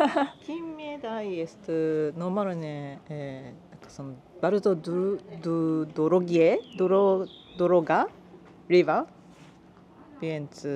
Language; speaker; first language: Polish; non-native, learner; Japanese